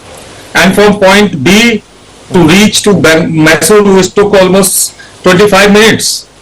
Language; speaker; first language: English; non-native, local second language; Hindi